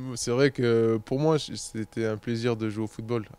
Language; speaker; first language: French; native; French